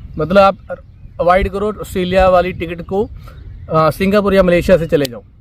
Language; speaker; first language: Hindi; non-native, local second language; Punjabi